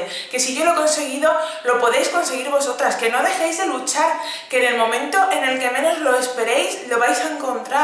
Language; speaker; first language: Spanish; native; Spanish